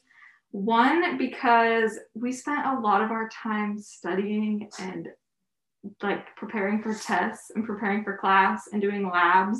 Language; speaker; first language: English; native; English